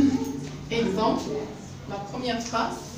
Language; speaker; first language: French; non-native, local second language; Arabic